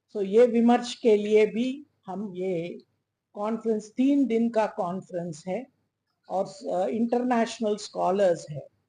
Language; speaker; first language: Hindi; non-native, local second language; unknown